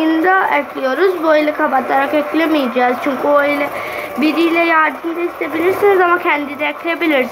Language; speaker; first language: Turkish; non-native, learner; Urdu